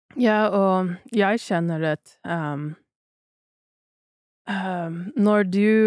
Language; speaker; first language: Norwegian; non-native, fluent; English